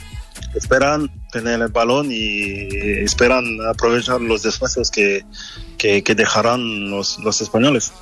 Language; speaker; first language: Spanish; non-native, fluent; French